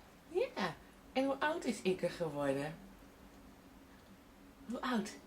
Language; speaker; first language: Dutch; native; Dutch